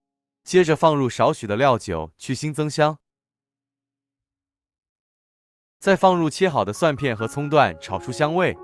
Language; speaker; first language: Chinese; native; Chinese